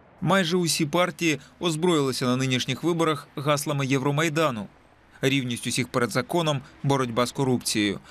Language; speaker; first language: Ukrainian; native; Ukrainian